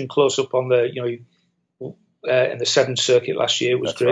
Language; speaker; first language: English; native; English